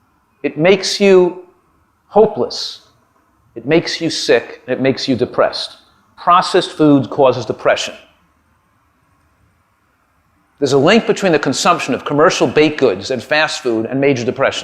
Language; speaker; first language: English; native; English